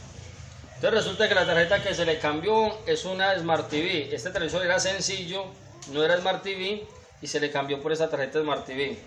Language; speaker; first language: Spanish; native; Spanish